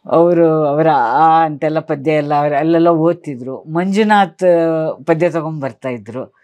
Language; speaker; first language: Kannada; native; Kannada